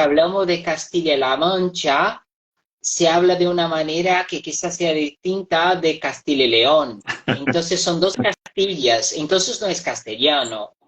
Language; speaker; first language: Spanish; non-native, fluent; Portuguese